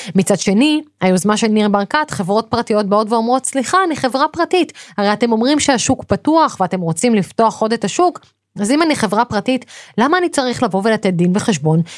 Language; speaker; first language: Hebrew; native; Hebrew